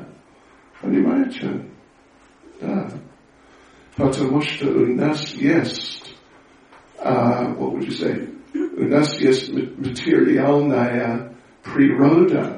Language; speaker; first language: Russian; non-native, learner; English